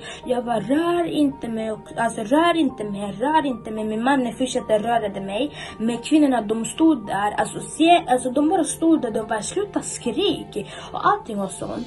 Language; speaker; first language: Swedish; early bilingual, other home language; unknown